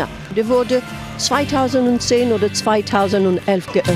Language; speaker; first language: German; non-native, fluent; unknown